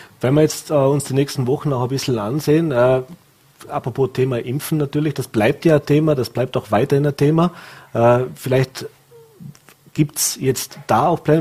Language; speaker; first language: German; native; German